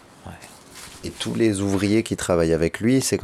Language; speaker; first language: French; native; French